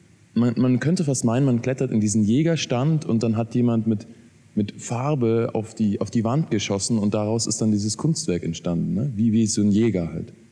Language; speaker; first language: German; native; German